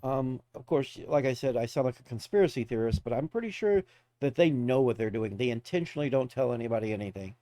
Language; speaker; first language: English; native; English